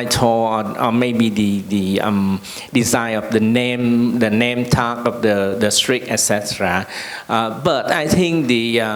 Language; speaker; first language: English; non-native, learner; Vietnamese